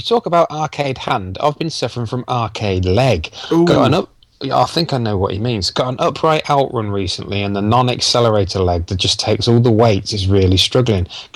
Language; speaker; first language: English; native; English